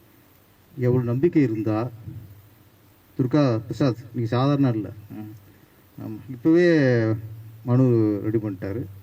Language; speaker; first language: Tamil; native; Tamil